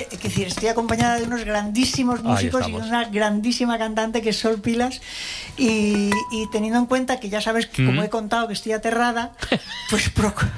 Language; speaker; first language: Spanish; native; Spanish